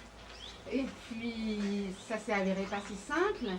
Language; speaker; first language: French; native; French